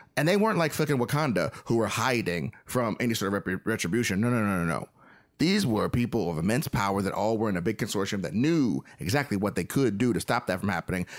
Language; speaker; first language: English; native; English